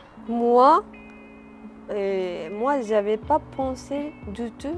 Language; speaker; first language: French; non-native, learner; Japanese